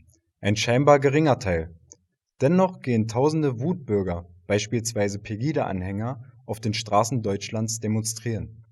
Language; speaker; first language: German; native; German